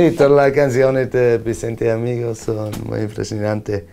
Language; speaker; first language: Spanish; non-native, learner; English